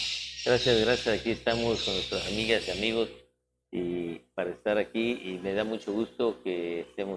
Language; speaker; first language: Spanish; native; Spanish